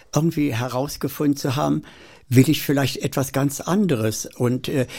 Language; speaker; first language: German; native; German